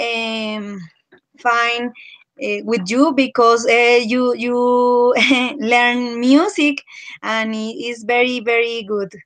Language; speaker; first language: English; non-native, learner; Spanish